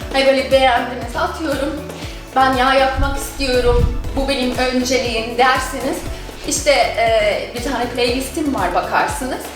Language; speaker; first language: Turkish; non-native, fluent; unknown